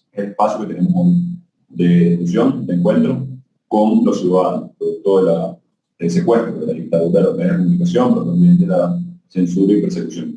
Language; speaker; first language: Spanish; native; Spanish